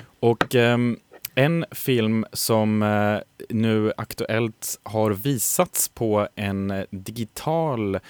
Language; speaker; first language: Swedish; native; Swedish